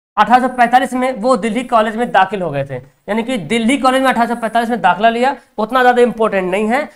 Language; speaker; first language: Hindi; native; Hindi